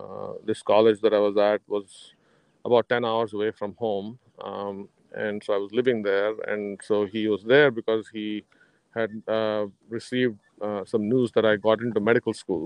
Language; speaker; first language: English; non-native, local second language; Kannada